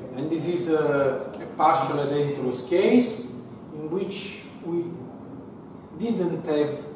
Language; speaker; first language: English; non-native, fluent; Italian